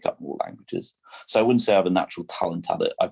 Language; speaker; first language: English; non-native, local second language; French